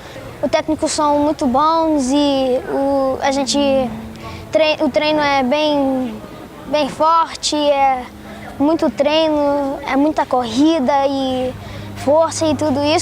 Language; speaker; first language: Portuguese; early bilingual, heritage; Portuguese